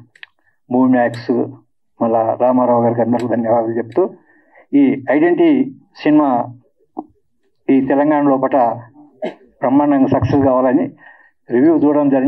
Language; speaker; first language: Telugu; native; Telugu